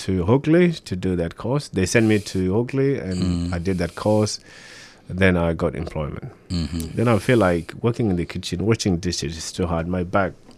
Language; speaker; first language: English; early bilingual, other home language; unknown